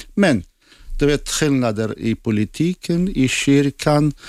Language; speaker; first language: Swedish; non-native, fluent; Assyrian Neo-Aramaic